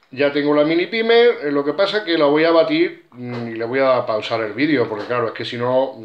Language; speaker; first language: Spanish; native; Spanish